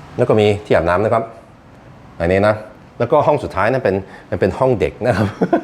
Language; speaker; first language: Thai; non-native, fluent; Norwegian